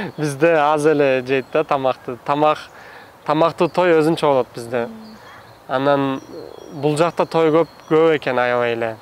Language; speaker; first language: Kyrgyz; non-native, fluent; Turkish